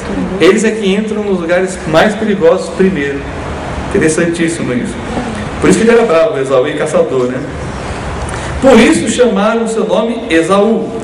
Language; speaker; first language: Portuguese; native; Portuguese